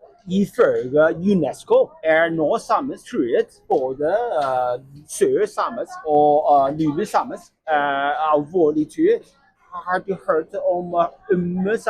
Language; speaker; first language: Norwegian; non-native, learner; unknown